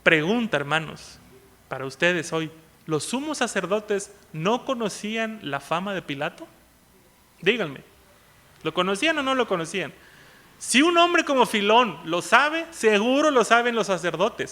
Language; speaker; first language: Spanish; native; Spanish